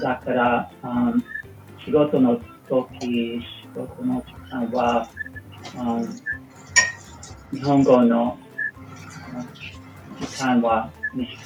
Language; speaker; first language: Japanese; non-native, learner; English